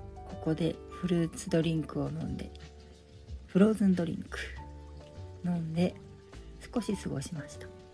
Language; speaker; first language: Japanese; native; Japanese